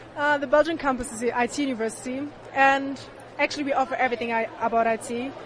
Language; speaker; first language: English; non-native, fluent; German